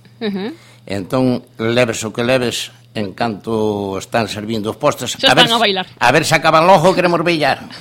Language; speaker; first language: Galician; native; Galician